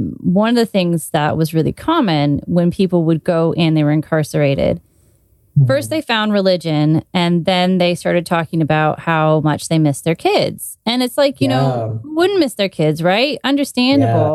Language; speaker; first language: English; native; English